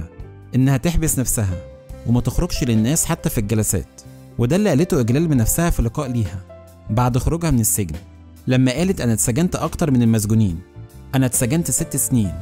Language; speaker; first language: Arabic; native; Arabic